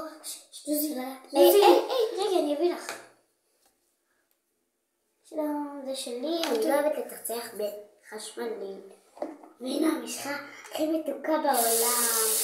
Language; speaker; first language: Hebrew; native; Hebrew